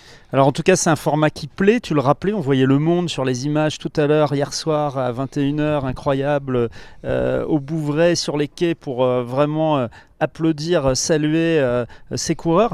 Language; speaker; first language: French; native; French